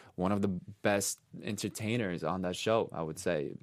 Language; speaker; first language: English; native; English